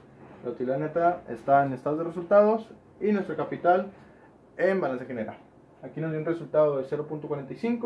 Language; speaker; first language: Spanish; native; Spanish